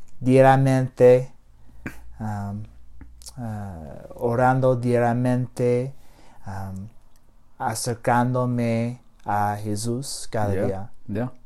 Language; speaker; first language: Spanish; non-native, learner; English